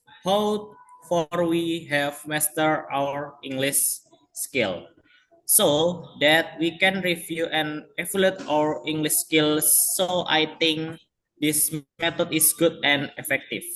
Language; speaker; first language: English; non-native, learner; Indonesian